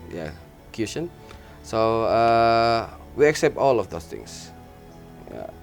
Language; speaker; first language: English; non-native, learner; Indonesian